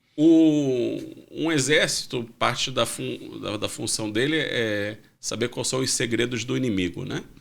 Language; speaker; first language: Portuguese; native; Portuguese